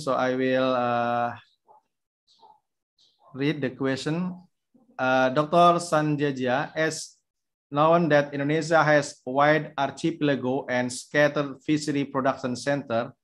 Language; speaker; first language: English; non-native, fluent; Indonesian